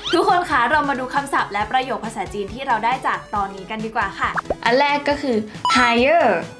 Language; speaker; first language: Thai; native; Thai